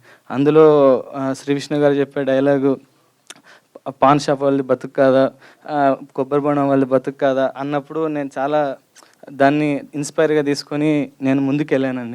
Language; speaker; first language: Telugu; native; Telugu